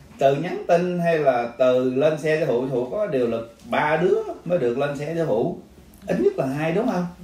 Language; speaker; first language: Vietnamese; early bilingual, other home language; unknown